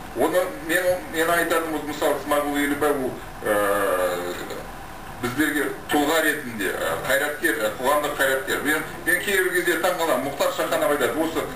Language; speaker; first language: Kazakh; non-native, local second language; Russian